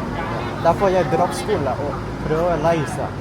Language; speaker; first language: Norwegian; non-native, learner; Lao